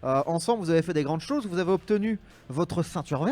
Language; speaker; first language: French; native; French